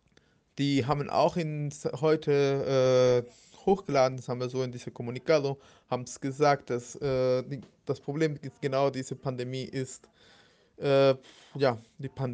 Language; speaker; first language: German; non-native, fluent; Spanish